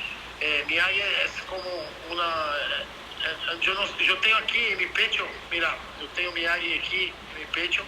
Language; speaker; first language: Spanish; non-native, learner; Portuguese